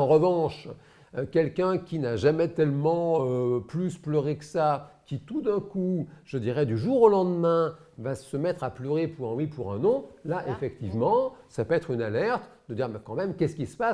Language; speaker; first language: French; native; French